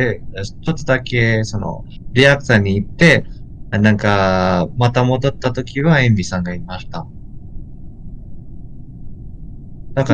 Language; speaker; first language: Japanese; non-native, learner; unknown